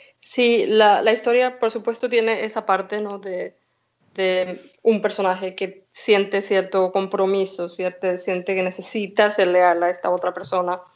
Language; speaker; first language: Spanish; native; Spanish